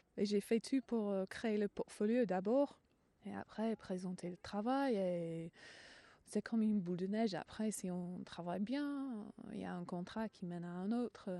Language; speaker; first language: French; non-native, fluent; English